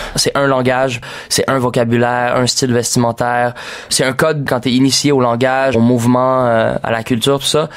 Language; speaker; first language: French; native; French